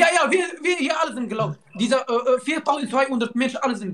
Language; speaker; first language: German; non-native, learner; Turkish